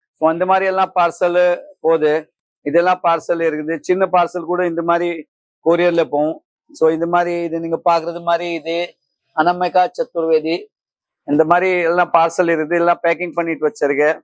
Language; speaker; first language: Tamil; non-native, fluent; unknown